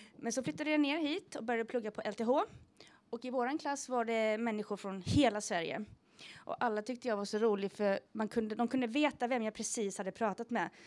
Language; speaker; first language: Swedish; native; Swedish